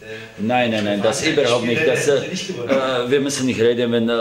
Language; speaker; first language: German; non-native, fluent; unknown